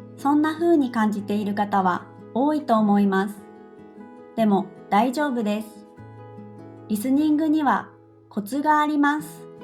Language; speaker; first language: Japanese; native; Japanese